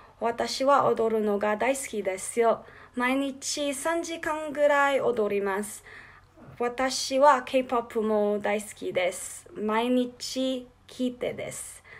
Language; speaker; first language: Japanese; non-native, learner; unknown